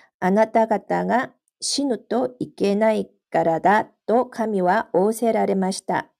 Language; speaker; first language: Japanese; non-native, fluent; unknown